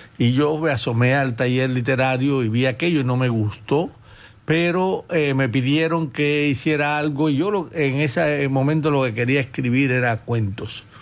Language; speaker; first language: Spanish; native; Spanish